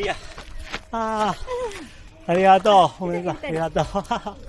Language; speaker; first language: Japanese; non-native, learner; Chinese